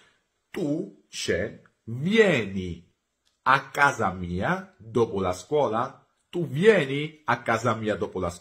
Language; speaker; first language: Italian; non-native, fluent; Georgian